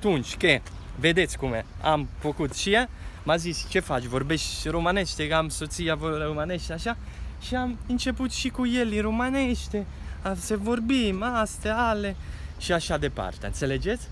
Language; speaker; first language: Romanian; non-native, learner; Italian